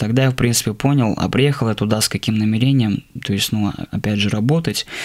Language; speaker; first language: Russian; native; Russian